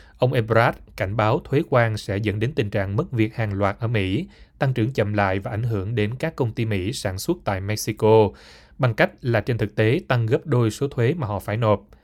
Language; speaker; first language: Vietnamese; native; Vietnamese